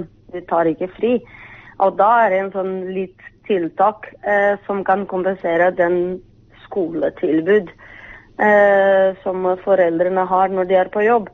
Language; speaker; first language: Norwegian; non-native, fluent; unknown